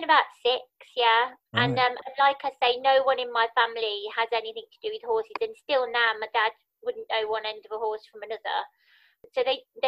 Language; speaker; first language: English; native; English